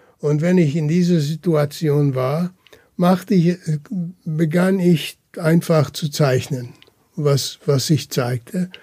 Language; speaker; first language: German; early bilingual, heritage; German